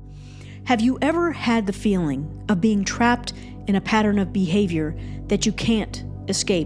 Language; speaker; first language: English; native; English